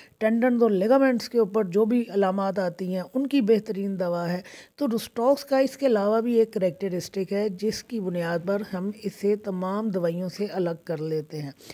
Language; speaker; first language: Urdu; native; Urdu